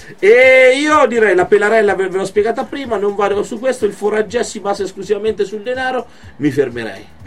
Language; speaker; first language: Italian; native; Italian